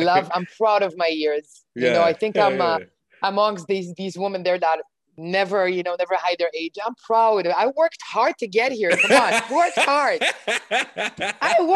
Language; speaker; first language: English; non-native, fluent; Hebrew